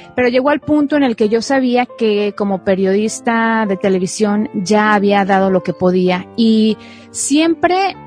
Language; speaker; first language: Spanish; native; Spanish